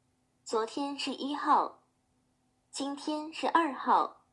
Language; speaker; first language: Chinese; non-native, learner; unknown